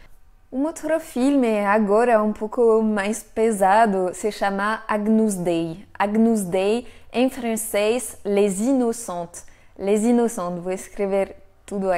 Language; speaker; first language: Portuguese; non-native, fluent; French